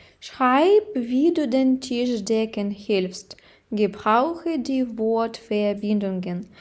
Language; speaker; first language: German; non-native, fluent; Ukrainian